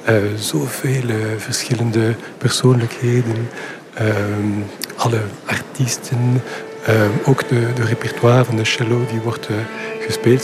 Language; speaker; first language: Dutch; non-native, local second language; French